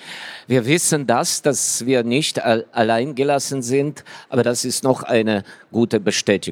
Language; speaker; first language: German; non-native, fluent; Ukrainian